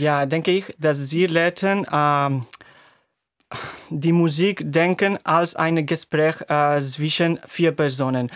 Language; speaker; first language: German; non-native, fluent; Spanish